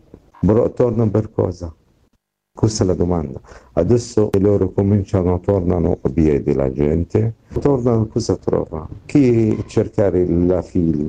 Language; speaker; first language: Italian; non-native, learner; Arabic